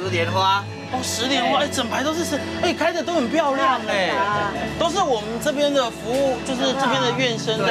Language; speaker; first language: Chinese; native; Chinese